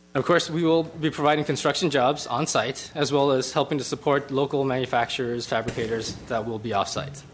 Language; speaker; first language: English; native; English